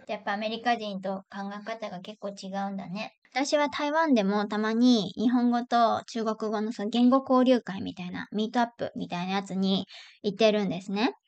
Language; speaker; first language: Japanese; native; Japanese